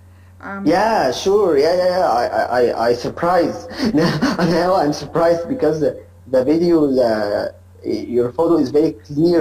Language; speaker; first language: English; non-native, learner; Arabic